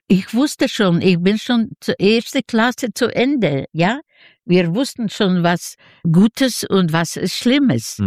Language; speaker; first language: German; non-native, fluent; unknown